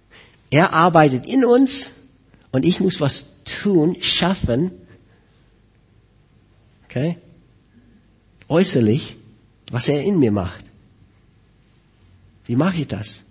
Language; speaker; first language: German; non-native, fluent; English